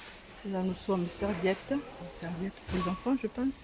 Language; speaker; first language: French; native; French